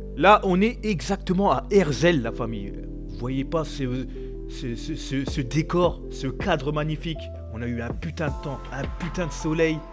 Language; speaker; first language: French; native; French